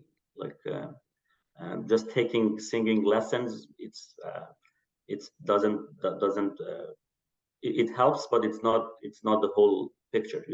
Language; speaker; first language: English; non-native, fluent; Persian